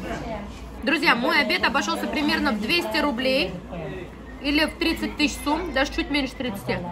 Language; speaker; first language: Russian; native; Russian